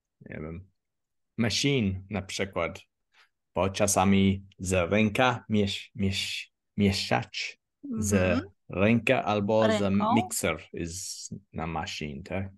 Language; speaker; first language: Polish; non-native, learner; English